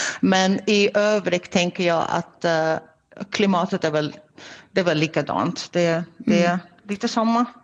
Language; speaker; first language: Swedish; non-native, fluent; Dutch